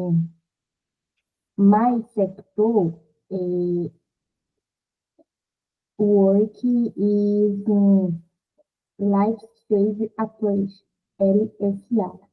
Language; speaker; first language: English; non-native, learner; Portuguese